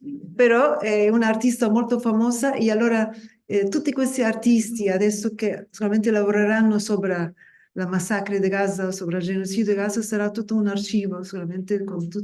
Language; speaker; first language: Italian; non-native, fluent; Spanish